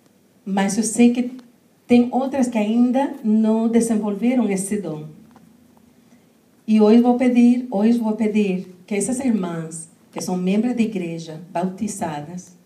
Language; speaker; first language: Portuguese; non-native, fluent; Spanish